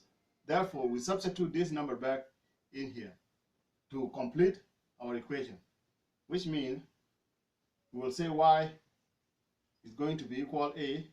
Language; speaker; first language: English; non-native, fluent; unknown